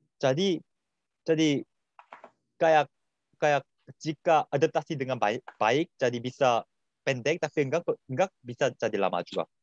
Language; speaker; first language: Indonesian; non-native, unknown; Korean